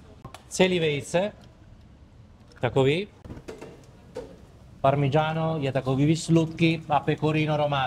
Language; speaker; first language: Czech; non-native, learner; Italian